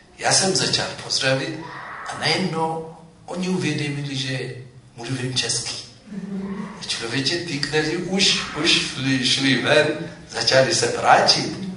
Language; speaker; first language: Czech; non-native, fluent; Amharic